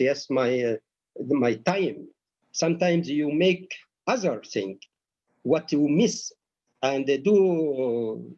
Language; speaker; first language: English; non-native, learner; Arabic